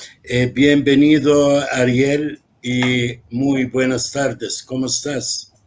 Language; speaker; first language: Spanish; non-native, fluent; Arabic